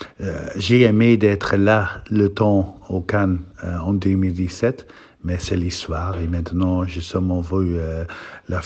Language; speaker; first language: French; non-native, fluent; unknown